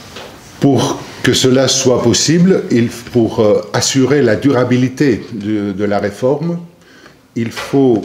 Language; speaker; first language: French; non-native, fluent; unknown